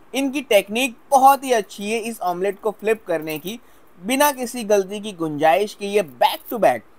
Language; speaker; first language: Hindi; non-native, local second language; Gujarati